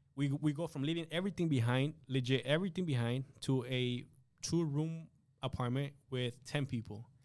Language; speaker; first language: English; early bilingual, other home language; Spanish